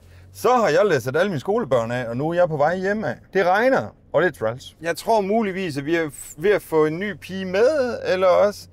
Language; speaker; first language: Danish; native; Danish